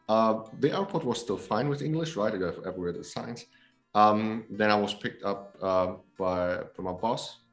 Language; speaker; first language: English; non-native, fluent; Polish